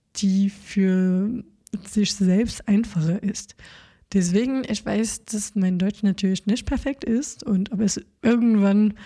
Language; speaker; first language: German; non-native, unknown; French